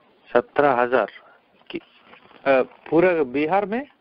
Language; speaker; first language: Hindi; non-native, local second language; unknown